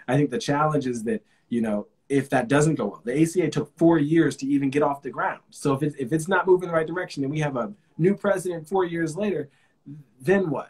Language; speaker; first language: English; native; English